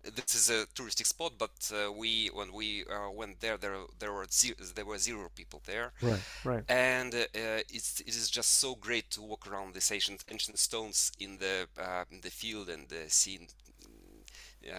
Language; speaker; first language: English; non-native, fluent; Russian